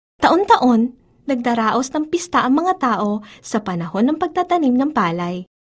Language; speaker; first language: Filipino; native; Filipino